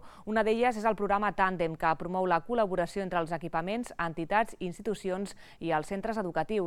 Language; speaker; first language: Catalan; native; Catalan